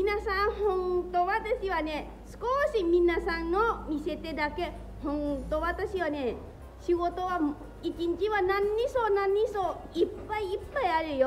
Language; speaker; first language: Japanese; non-native, learner; Lao